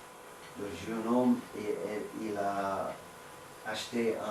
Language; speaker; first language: French; non-native, learner; English